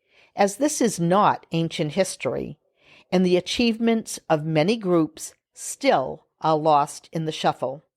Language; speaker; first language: English; native; English